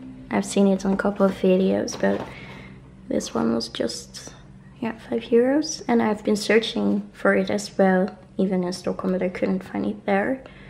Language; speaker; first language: English; non-native, fluent; Dutch